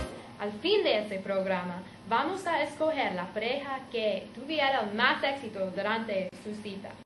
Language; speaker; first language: Spanish; non-native, learner; English